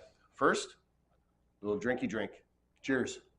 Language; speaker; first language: English; native; English